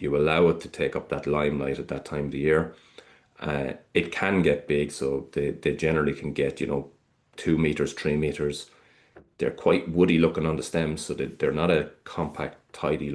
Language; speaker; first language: English; native; English